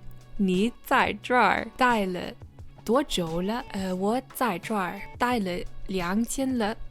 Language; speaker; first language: Chinese; non-native, learner; English